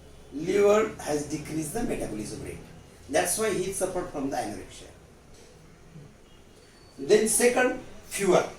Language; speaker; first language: English; non-native, local second language; Marathi